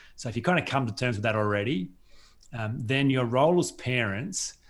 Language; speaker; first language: English; native; English